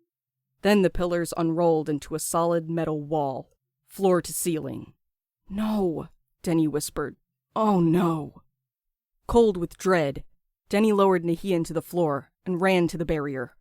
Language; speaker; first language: English; native; English